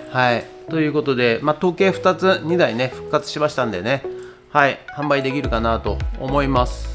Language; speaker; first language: Japanese; native; Japanese